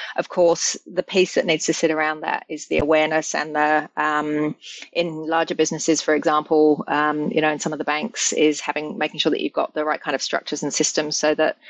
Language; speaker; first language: English; native; English